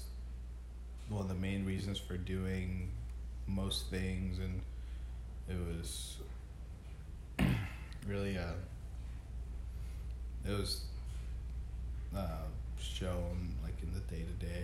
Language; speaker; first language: English; non-native, fluent; Spanish